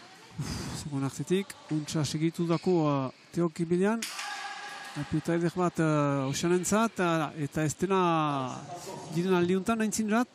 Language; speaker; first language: Basque; native; Basque